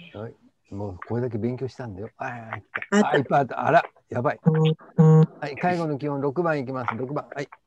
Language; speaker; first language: Japanese; native; Japanese